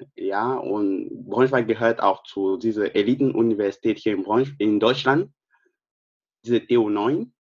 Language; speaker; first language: German; non-native, fluent; French